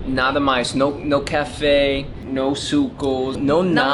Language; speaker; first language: Portuguese; non-native, learner; English